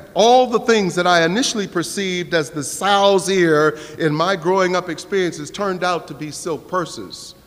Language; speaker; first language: English; native; English